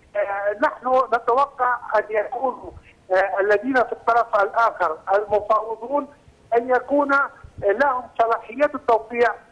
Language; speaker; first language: Arabic; native; Arabic